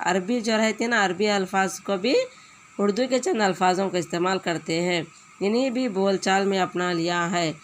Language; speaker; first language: Urdu; native; Urdu